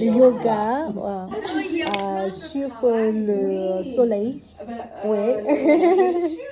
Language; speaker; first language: French; non-native, learner; Vietnamese